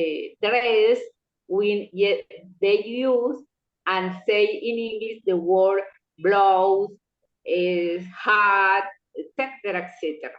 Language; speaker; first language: English; non-native, local second language; Spanish